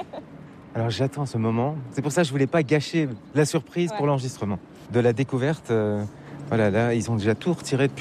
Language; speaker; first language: French; native; French